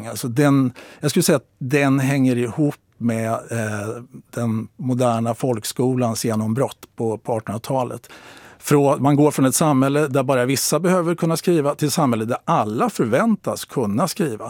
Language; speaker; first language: Swedish; native; Swedish